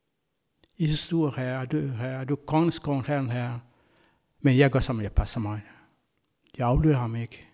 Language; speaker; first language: Danish; non-native, fluent; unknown